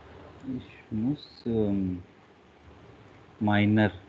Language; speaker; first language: German; non-native, learner; Hindi